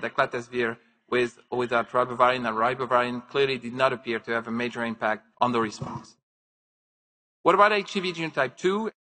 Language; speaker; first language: English; non-native, fluent; French